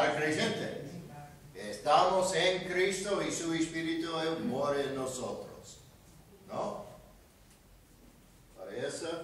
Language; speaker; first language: Spanish; non-native, fluent; English